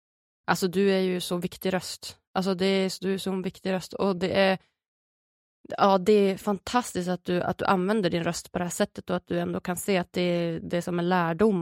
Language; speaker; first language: Swedish; early bilingual, other home language; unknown